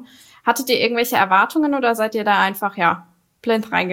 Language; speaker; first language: German; native; German